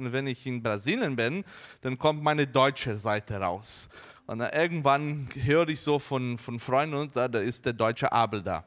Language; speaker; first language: German; early bilingual, heritage; Portuguese